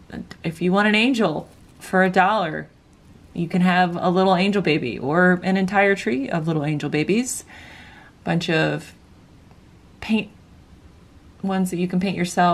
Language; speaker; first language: English; native; English